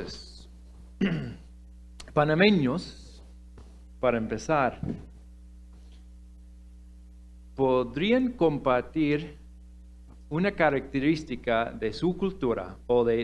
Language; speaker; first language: Spanish; non-native, fluent; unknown